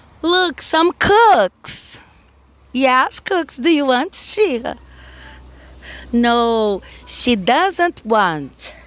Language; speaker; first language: English; non-native, learner; Portuguese